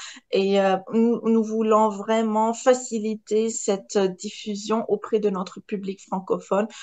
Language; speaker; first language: French; non-native, local second language; Arabic